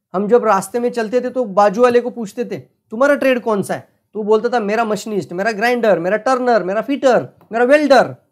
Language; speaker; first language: Hindi; non-native, local second language; Marathi